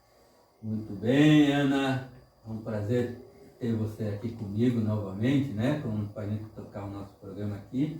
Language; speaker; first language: Portuguese; native; Portuguese